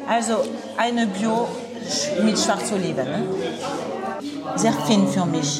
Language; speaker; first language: German; non-native, learner; French